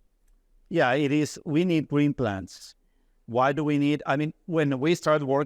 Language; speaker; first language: English; non-native, fluent; Spanish